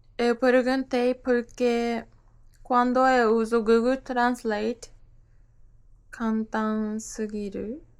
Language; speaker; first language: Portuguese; non-native, learner; Japanese